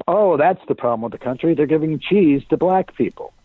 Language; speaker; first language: English; native; English